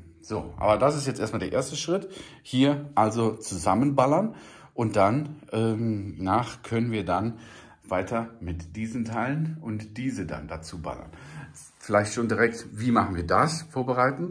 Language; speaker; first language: German; native; German